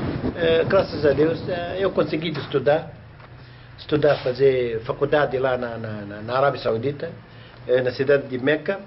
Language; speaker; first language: Portuguese; non-native, learner; Arabic